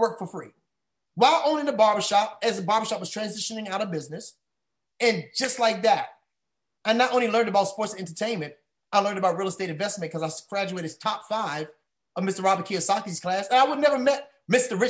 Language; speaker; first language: English; native; English